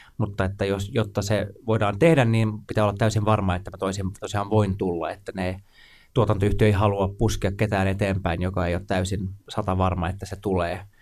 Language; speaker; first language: Finnish; non-native, local second language; Swedish